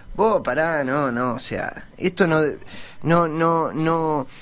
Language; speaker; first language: Spanish; native; Spanish